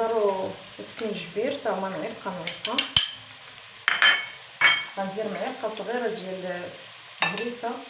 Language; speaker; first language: Arabic; native; Arabic